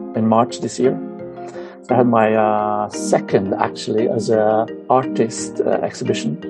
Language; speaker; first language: English; non-native, fluent; Romanian